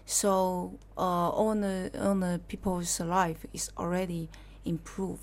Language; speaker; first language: English; non-native, learner; Chinese